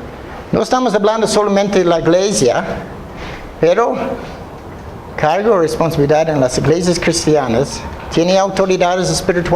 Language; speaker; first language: Spanish; non-native, fluent; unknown